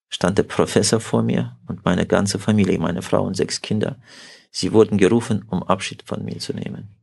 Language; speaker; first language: German; early bilingual, heritage; Russian